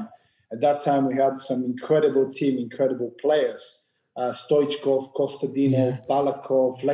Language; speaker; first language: English; non-native, fluent; Bulgarian